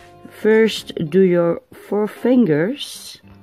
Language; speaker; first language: English; non-native, learner; Dutch